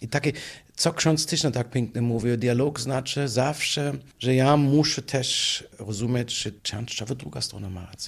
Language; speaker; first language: Polish; non-native, fluent; German